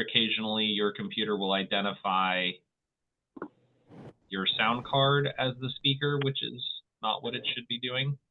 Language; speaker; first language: English; native; English